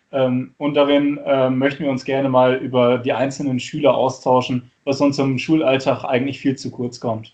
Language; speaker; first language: German; native; German